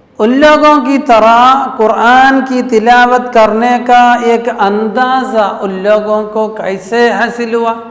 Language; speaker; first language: Urdu; non-native, local second language; Malayalam